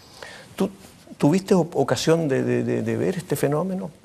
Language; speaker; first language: Spanish; native; Spanish